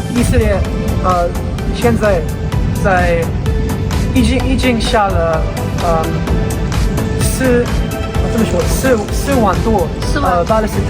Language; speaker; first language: Chinese; non-native, learner; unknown